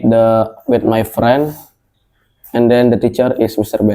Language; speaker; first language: English; non-native, learner; Indonesian